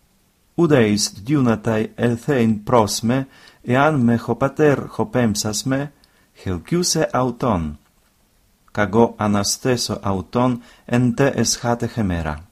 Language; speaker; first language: Greek; non-native, fluent; Ukrainian